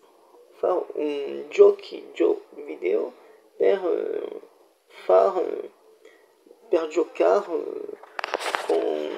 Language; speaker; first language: Italian; non-native, learner; French